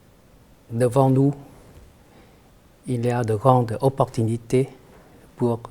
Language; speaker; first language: French; non-native, fluent; Vietnamese